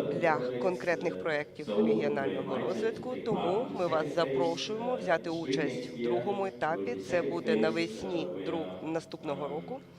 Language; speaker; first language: Ukrainian; native; Ukrainian